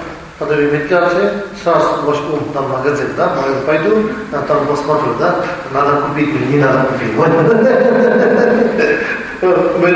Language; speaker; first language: Russian; non-native, learner; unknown